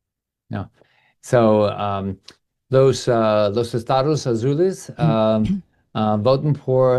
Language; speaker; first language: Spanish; non-native, learner; English